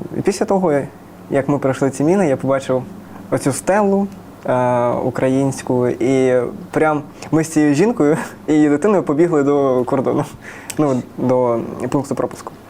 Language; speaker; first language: Ukrainian; native; Ukrainian